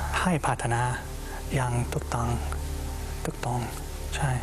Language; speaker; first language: Thai; non-native, learner; English